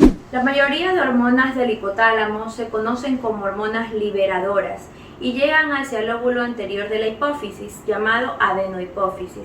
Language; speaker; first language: Spanish; native; Spanish